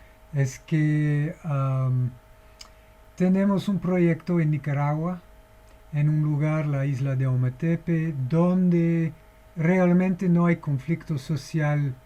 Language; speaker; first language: Spanish; non-native, fluent; English